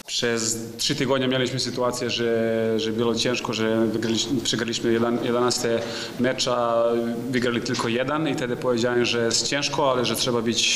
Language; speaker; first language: Polish; non-native, fluent; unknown